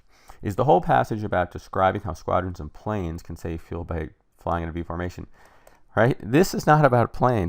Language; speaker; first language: English; native; English